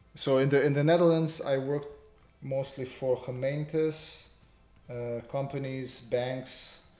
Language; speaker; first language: English; non-native, fluent; Romanian